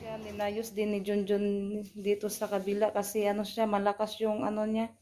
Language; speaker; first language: Filipino; non-native, local second language; Cebuano